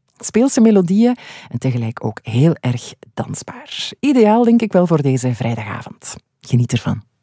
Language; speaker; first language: Dutch; native; Dutch